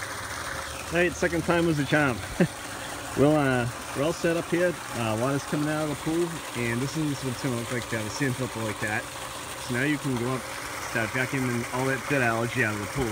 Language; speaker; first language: English; native; English